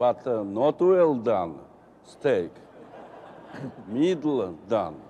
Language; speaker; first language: English; non-native, learner; Russian